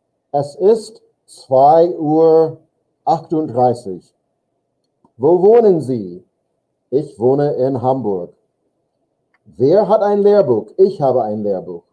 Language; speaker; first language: German; non-native, fluent; English